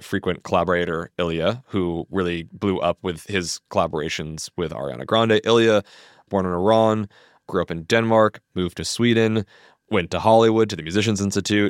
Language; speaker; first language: English; native; English